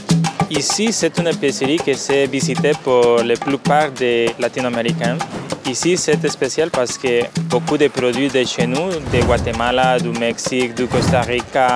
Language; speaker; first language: French; non-native, learner; Spanish